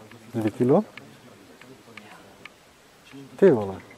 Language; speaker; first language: Czech; non-native, learner; Greek